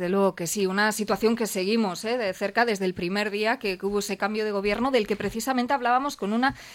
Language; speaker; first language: Spanish; native; Spanish